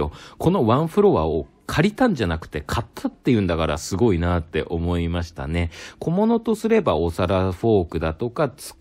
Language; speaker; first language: Japanese; native; Japanese